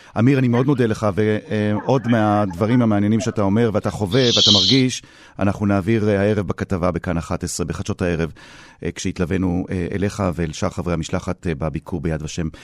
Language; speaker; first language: Hebrew; native; Hebrew